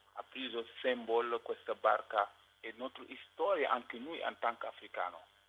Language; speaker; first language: Italian; non-native, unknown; Wolof